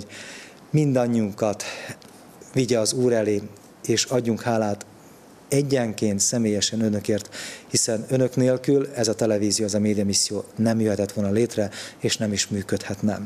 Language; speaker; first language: Hungarian; native; Hungarian